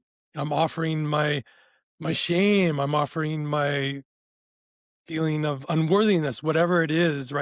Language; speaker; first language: English; native; English